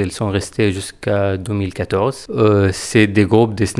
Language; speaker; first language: French; non-native, fluent; Arabic